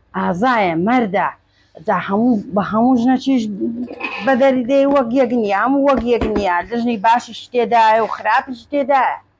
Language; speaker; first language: Central Kurdish; native; Central Kurdish